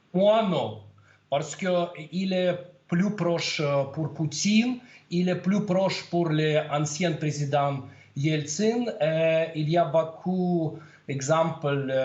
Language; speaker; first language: French; non-native, learner; Russian